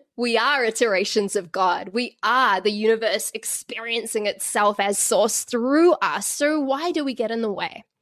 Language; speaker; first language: English; native; English